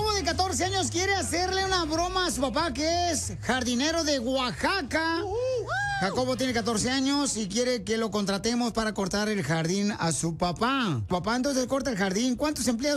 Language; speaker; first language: Spanish; native; Spanish